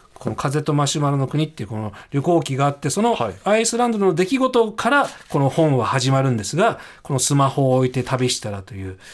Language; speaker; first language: Japanese; native; Japanese